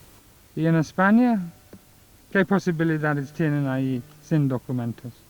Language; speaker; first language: Spanish; non-native, fluent; English